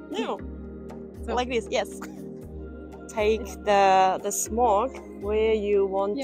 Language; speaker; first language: English; non-native, learner; Japanese